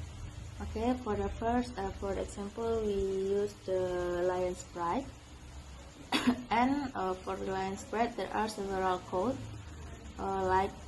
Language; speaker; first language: English; non-native, learner; Indonesian